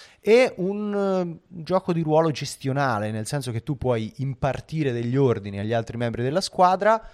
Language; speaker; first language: Italian; native; Italian